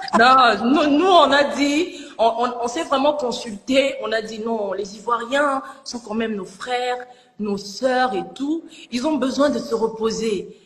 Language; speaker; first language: French; non-native, local second language; Lingala